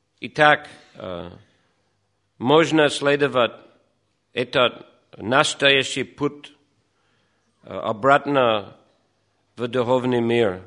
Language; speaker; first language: Russian; non-native, fluent; English